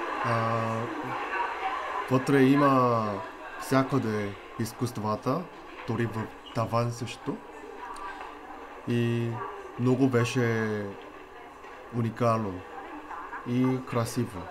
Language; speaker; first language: Bulgarian; non-native, learner; Korean